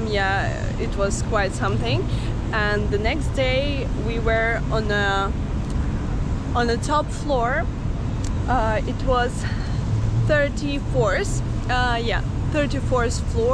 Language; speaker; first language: English; non-native, fluent; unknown